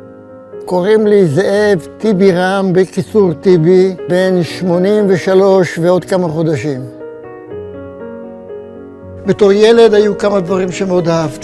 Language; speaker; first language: Hebrew; non-native, fluent; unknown